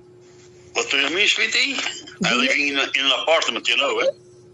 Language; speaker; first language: English; non-native, learner; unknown